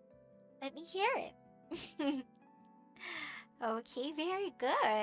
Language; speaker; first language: English; non-native, local second language; Filipino